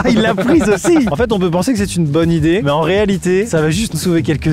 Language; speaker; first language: French; native; French